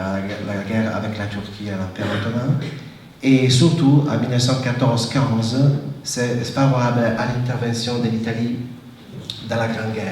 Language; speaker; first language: French; non-native, fluent; Italian